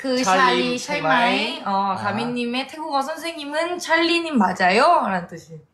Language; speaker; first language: Korean; non-native, fluent; Thai